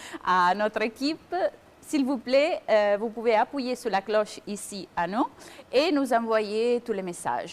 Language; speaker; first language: French; non-native, fluent; Italian